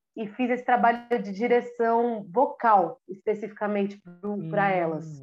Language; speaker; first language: Portuguese; native; Portuguese